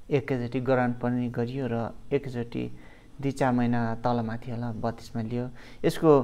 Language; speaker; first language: Nepali; non-native, local second language; Limbu